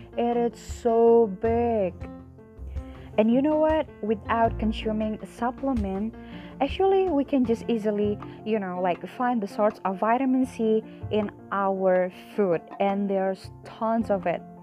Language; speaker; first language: English; non-native, fluent; Indonesian